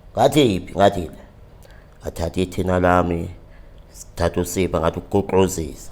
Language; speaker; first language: Zulu; native; Zulu